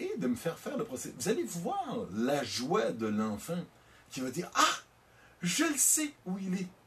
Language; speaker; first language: French; native; French